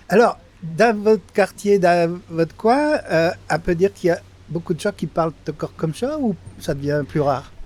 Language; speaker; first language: French; native; French